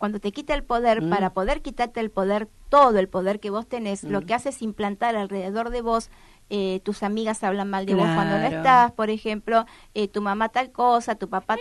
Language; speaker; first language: Spanish; native; Spanish